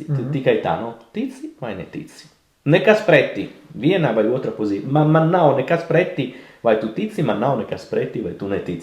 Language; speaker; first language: Latvian; non-native, learner; Italian